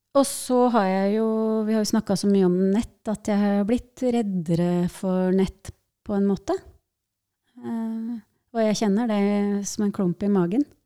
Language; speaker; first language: Norwegian; native; Norwegian